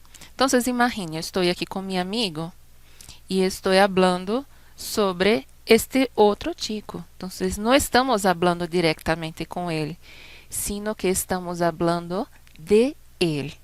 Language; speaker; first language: Spanish; non-native, fluent; Portuguese